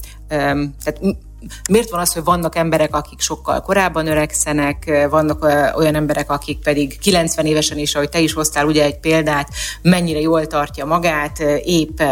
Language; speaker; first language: Hungarian; native; Hungarian